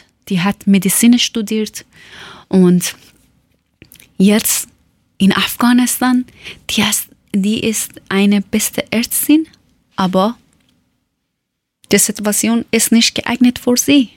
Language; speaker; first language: German; non-native, learner; Persian